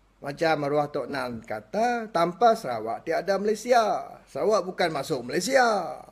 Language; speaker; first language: Malay; non-native, local second language; Iban